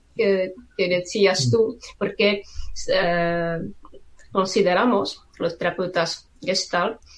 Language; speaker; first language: Spanish; non-native, fluent; Czech